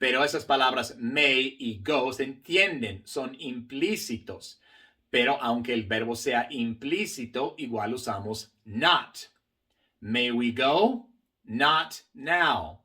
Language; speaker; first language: Spanish; non-native, fluent; English